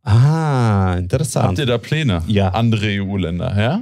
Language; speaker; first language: German; non-native, fluent; Latvian